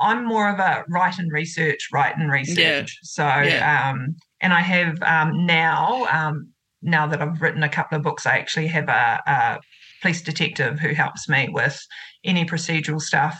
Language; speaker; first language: English; native; English